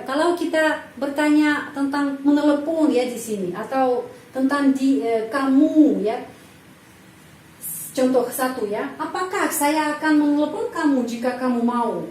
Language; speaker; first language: Indonesian; non-native, fluent; Russian